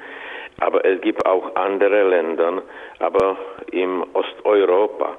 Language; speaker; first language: German; non-native, fluent; Czech